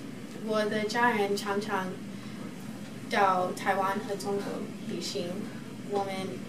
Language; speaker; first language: Chinese; early bilingual, heritage; Chinese